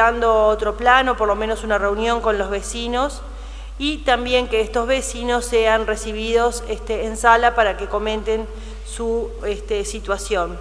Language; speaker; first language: Spanish; native; Spanish